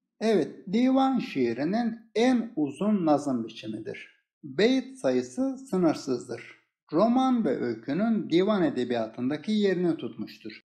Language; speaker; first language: Turkish; native; Turkish